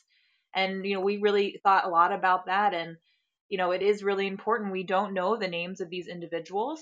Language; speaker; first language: English; native; English